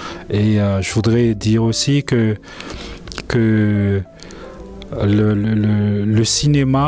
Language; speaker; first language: French; non-native, local second language; Malagasy